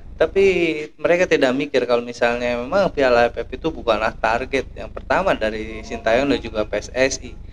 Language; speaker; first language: Indonesian; native; Indonesian